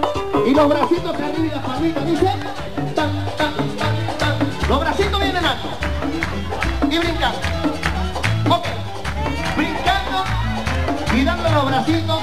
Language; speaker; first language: Spanish; native; Spanish